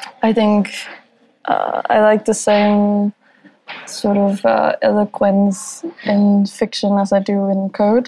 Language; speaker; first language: English; non-native, fluent; Danish